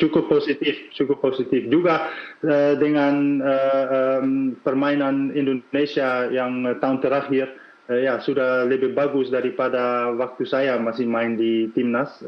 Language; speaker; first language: Indonesian; non-native, fluent; Dutch